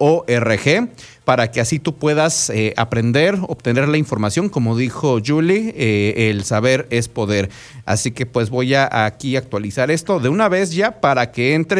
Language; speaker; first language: Spanish; native; Spanish